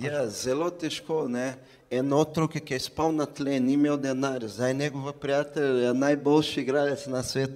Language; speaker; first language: Slovenian; non-native, fluent; Portuguese